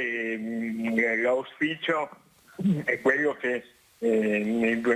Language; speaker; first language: Italian; native; Italian